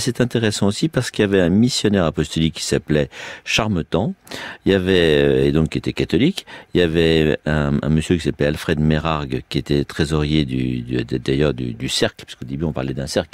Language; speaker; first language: French; native; French